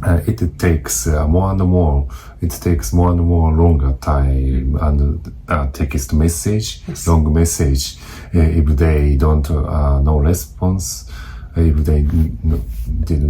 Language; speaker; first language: English; non-native, learner; Japanese